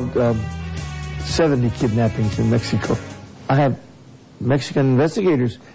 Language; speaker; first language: English; native; English